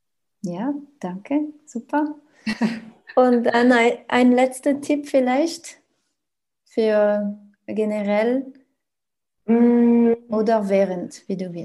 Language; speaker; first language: German; non-native, learner; French